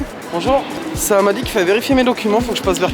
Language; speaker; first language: French; native; French